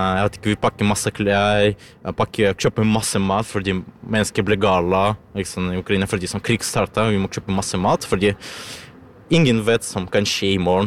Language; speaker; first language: Norwegian; early bilingual, other home language; Ukrainian